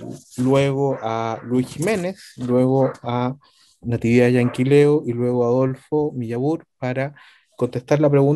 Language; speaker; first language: Spanish; native; Spanish